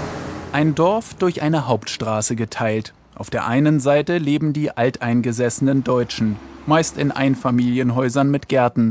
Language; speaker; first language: German; native; German